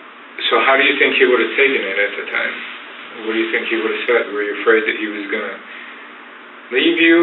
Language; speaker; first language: English; native; English